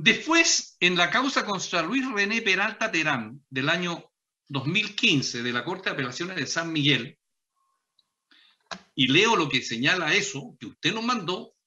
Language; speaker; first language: Spanish; native; Spanish